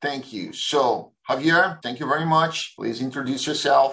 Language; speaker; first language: English; non-native, fluent; Portuguese